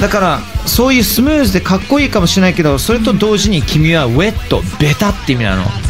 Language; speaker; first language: Japanese; early bilingual, heritage; Japanese